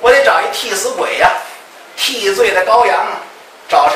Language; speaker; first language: Chinese; native; Chinese